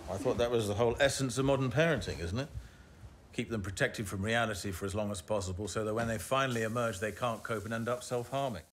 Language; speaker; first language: English; native; English